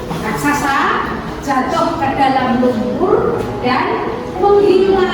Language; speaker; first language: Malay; non-native, local second language; Javanese